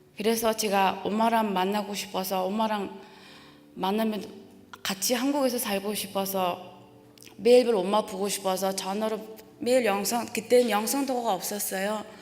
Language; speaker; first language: Korean; non-native, fluent; Mongolian